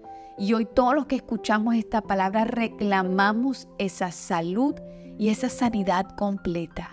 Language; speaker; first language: Spanish; native; Spanish